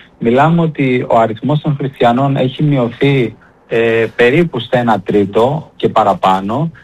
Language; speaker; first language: Greek; native; Greek